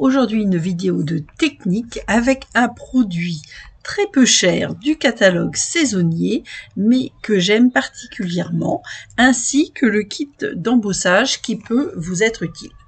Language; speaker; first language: French; native; French